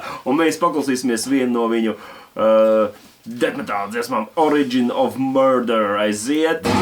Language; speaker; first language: Latvian; native; Latvian